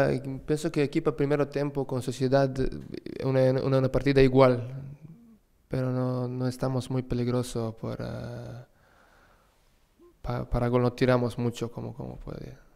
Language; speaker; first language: Spanish; non-native, learner; Serbian